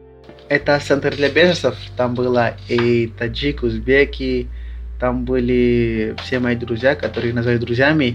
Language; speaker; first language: Russian; early bilingual, other home language; Lingala